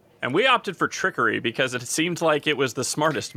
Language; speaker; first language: English; native; English